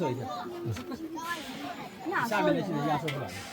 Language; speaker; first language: Chinese; native; Chinese